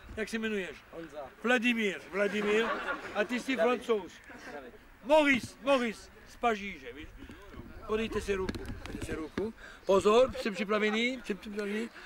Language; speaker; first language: Czech; non-native, fluent; French